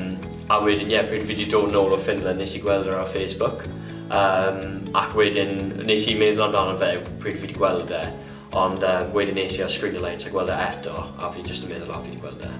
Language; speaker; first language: Welsh; non-native, local second language; English